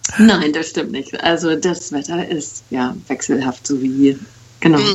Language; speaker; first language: German; non-native, fluent; English